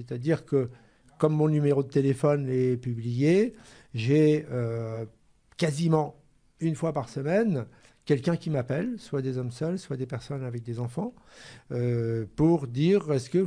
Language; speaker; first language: French; native; French